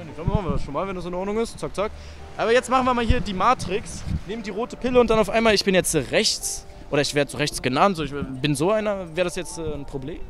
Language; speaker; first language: German; native; German